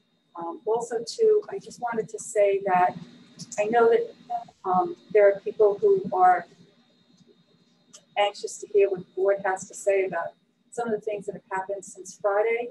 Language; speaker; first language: English; native; English